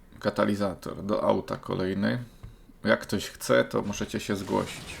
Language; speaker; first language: Polish; native; Polish